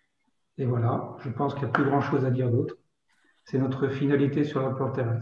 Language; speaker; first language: French; native; French